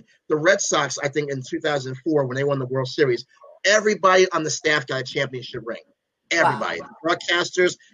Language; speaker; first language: English; native; English